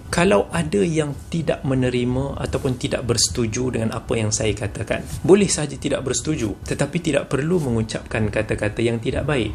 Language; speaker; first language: Malay; native; Malay